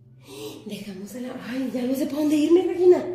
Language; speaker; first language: Spanish; native; Spanish